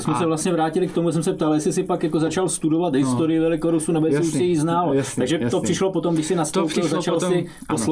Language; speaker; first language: Czech; native; Czech